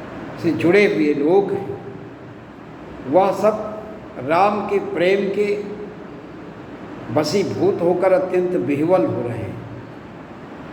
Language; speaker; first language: Hindi; native; Hindi